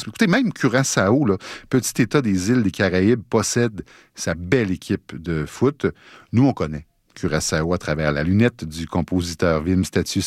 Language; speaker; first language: French; native; French